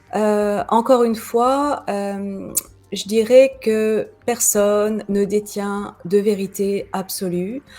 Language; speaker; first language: French; native; French